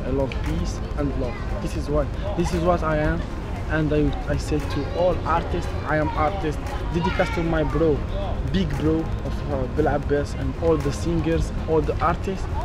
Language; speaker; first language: English; non-native, learner; Arabic